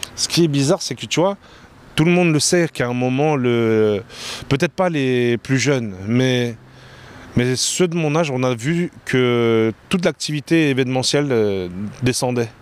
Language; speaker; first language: French; native; French